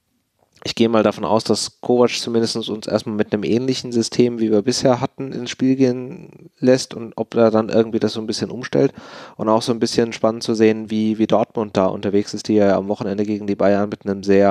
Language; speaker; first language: German; native; German